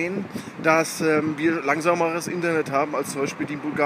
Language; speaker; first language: German; native; German